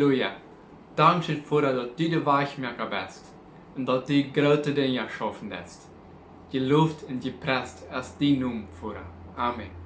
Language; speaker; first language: German; non-native, learner; Plautdietsch